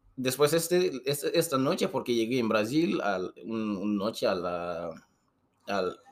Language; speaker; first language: Spanish; non-native, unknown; Susu